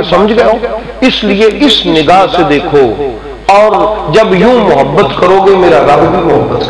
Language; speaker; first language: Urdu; non-native, local second language; Punjabi